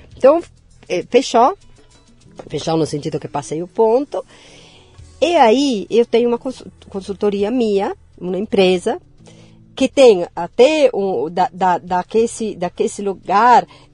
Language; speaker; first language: Portuguese; non-native, fluent; Italian